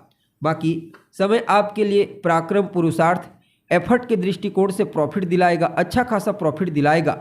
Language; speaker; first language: Hindi; native; Hindi